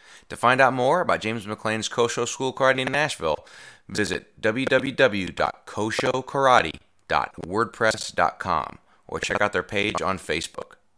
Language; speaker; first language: English; native; English